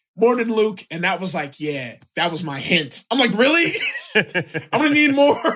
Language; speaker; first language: English; native; English